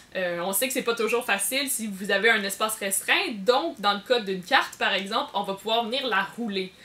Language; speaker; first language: French; native; French